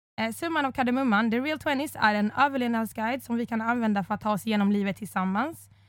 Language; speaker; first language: Swedish; early bilingual, other home language; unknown